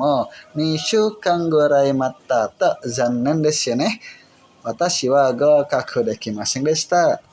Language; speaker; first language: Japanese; non-native, learner; Indonesian